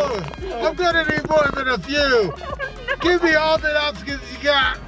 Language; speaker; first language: English; native; English